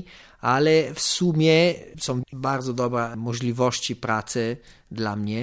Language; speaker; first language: Polish; non-native, fluent; Italian